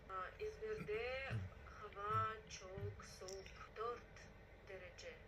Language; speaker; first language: Turkish; non-native, learner; Russian